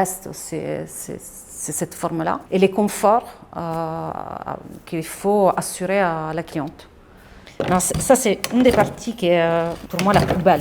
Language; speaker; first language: French; non-native, fluent; Italian